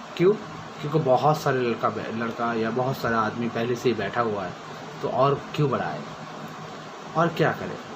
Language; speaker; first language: Hindi; non-native, local second language; Bangla